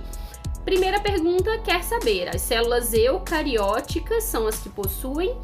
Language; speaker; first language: Portuguese; native; Portuguese